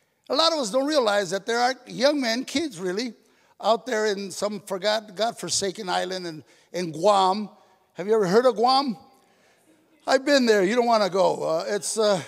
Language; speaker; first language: English; native; English